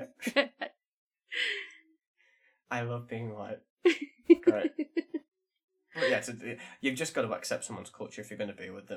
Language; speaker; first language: English; native; English